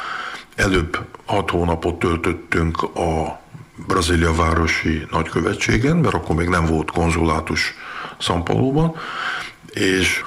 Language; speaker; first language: Hungarian; early bilingual, heritage; Hungarian